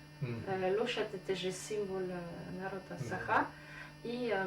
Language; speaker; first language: Russian; non-native, fluent; French